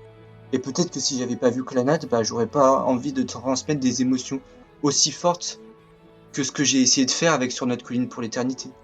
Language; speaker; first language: French; native; French